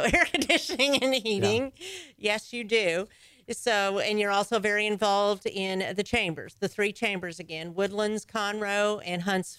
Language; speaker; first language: English; native; English